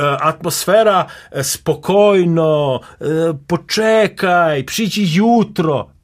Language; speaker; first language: Polish; non-native, learner; Serbian